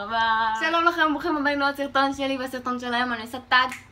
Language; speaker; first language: Hebrew; native; Hebrew